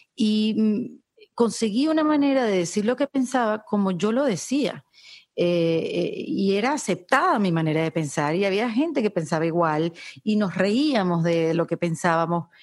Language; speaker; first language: Spanish; native; Spanish